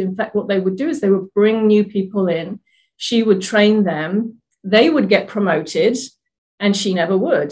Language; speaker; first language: English; native; English